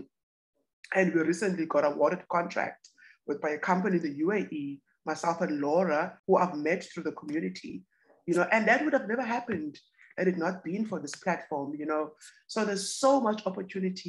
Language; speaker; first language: English; non-native, local second language; Xhosa